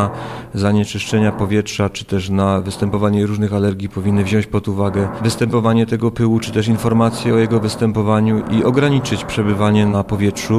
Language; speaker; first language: Polish; native; Polish